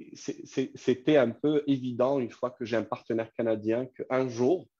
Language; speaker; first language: French; non-native, local second language; Kabyle